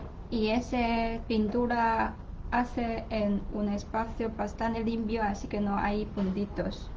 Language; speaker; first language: Spanish; non-native, learner; Chinese